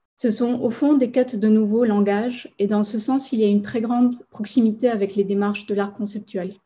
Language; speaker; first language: French; non-native, fluent; Spanish